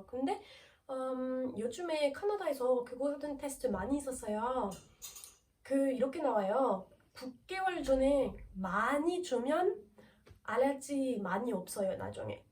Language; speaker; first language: Korean; non-native, learner; French